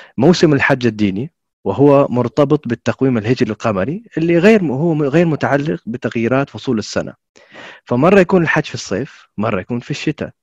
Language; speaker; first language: Arabic; native; Arabic